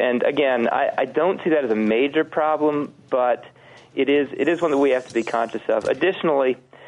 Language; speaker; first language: English; native; English